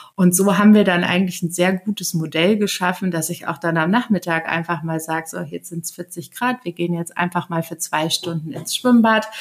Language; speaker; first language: German; native; German